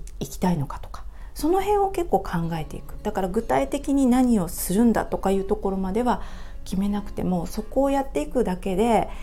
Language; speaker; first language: Japanese; native; Japanese